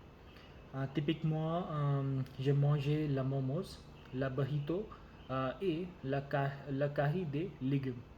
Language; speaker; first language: French; non-native, learner; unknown